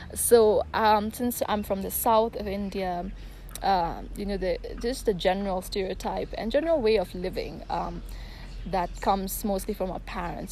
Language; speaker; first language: English; non-native, local second language; Tamil